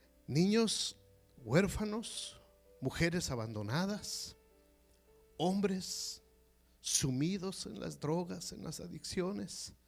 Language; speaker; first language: Spanish; native; Spanish